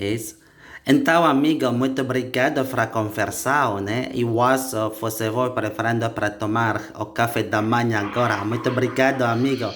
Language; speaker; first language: Portuguese; non-native, learner; Indonesian